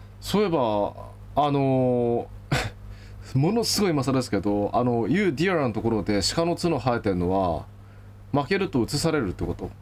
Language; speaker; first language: Japanese; native; Japanese